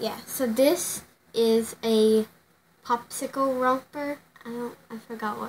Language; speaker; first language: English; native; English